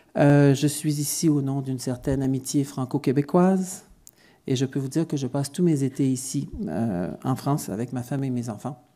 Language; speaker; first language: French; native; French